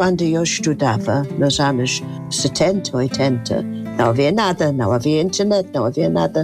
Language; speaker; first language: Portuguese; non-native, fluent; English